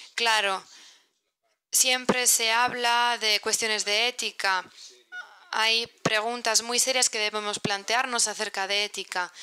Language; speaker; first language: Spanish; non-native, fluent; Persian